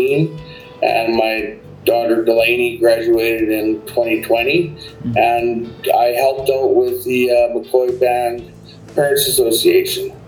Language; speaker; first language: English; native; English